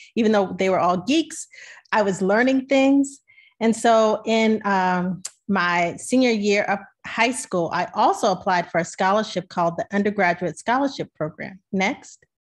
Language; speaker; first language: English; native; English